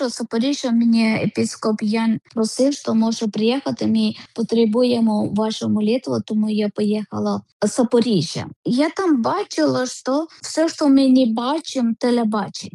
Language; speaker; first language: Ukrainian; non-native, learner; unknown